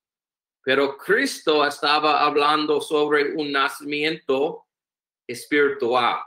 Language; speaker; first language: Spanish; non-native, learner; English